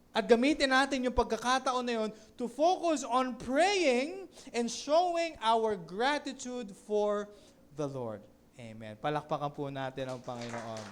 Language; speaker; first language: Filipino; native; Filipino